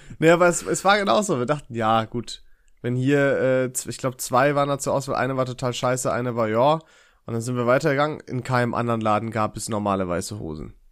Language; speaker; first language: German; native; German